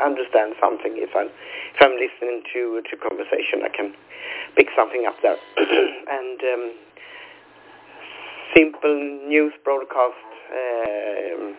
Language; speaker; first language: English; non-native, fluent; Swedish